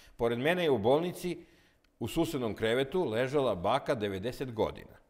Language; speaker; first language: Serbian; native; Serbian